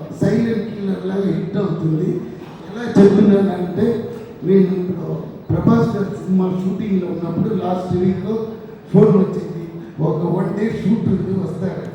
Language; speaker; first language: Telugu; non-native, fluent; Tamil